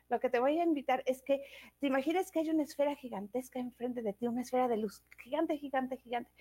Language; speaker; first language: Spanish; native; Spanish